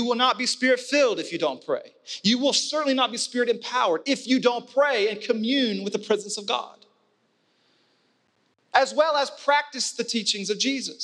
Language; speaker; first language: English; native; English